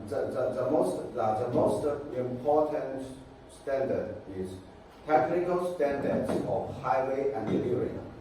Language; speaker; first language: English; non-native, fluent; Chinese